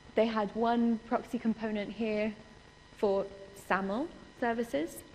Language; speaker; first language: English; native; English